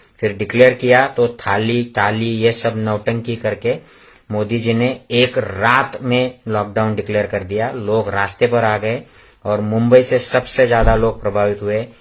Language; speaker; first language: Hindi; non-native, local second language; Marathi